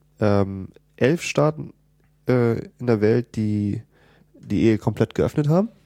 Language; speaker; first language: German; native; German